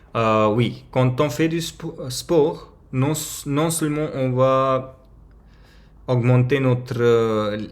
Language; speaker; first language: French; non-native, learner; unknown